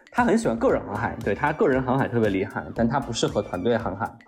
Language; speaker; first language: Chinese; native; Chinese